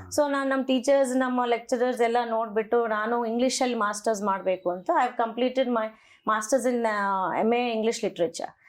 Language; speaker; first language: Kannada; non-native, local second language; Telugu